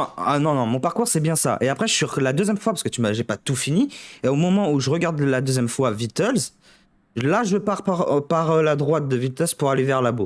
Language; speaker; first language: French; native; French